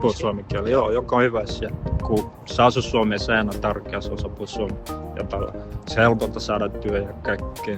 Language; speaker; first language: Finnish; non-native, learner; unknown